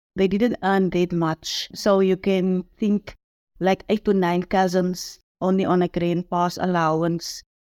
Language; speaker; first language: English; non-native, local second language; Afrikaans